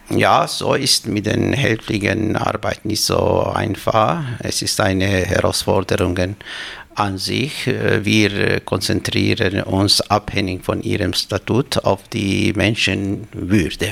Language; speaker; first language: German; non-native, fluent; Albanian